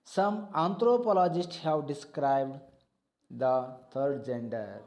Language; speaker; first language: English; non-native, local second language; Kannada